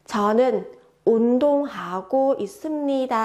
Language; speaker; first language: Korean; non-native, fluent; Vietnamese